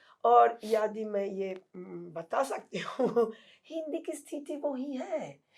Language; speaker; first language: Hindi; non-native, fluent; Italian